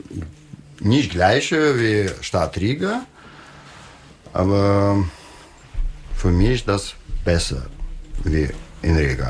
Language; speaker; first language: German; non-native, learner; Russian